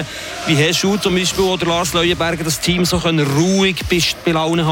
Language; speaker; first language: German; native; German